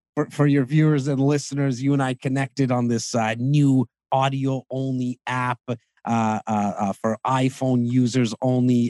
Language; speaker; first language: English; early bilingual, other home language; Hindi